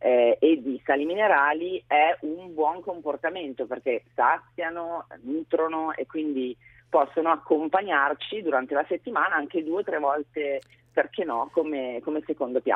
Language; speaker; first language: Italian; native; Italian